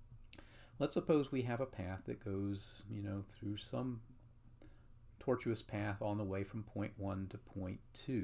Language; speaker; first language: English; native; English